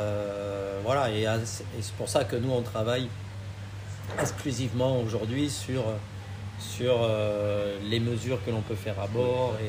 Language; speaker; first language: French; native; French